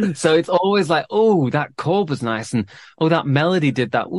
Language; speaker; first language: English; native; English